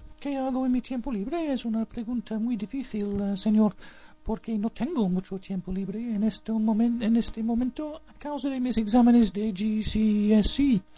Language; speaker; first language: Spanish; non-native, learner; English